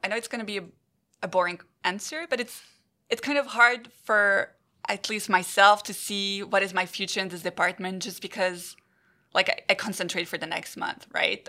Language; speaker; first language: English; non-native, fluent; French